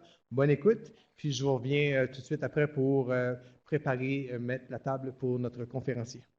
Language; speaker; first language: French; native; French